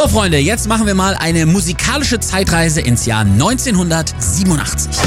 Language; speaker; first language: German; native; German